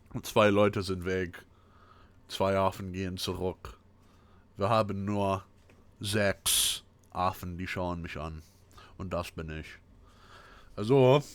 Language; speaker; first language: German; non-native, fluent; English